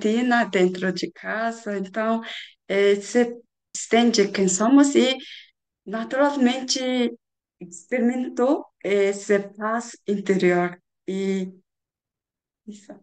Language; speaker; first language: Portuguese; non-native, learner; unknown